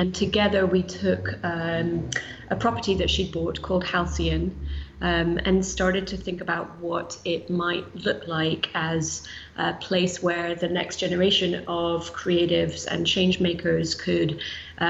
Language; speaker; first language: English; native; English